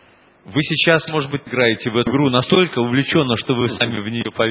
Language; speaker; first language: Russian; native; Russian